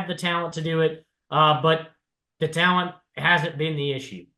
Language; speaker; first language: English; native; English